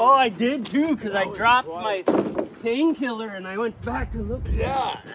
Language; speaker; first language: English; native; English